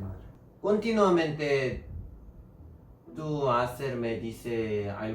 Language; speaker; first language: Spanish; non-native, learner; Korean